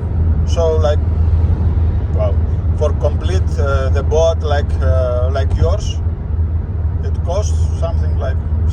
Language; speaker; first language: English; non-native, learner; Greek